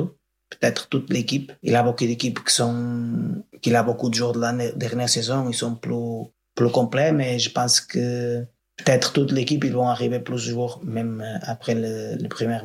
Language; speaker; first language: French; non-native, learner; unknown